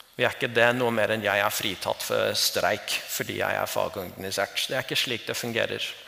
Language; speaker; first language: Norwegian; non-native, fluent; English